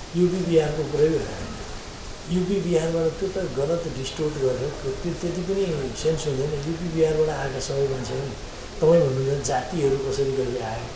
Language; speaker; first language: Nepali; native; Nepali